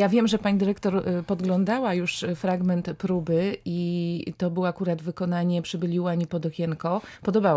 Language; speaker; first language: Polish; native; Polish